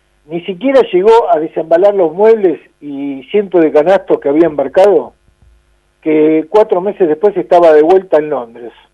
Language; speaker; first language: Spanish; native; Spanish